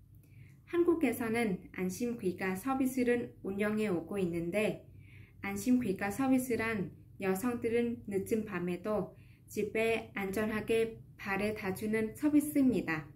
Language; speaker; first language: Korean; non-native, fluent; Vietnamese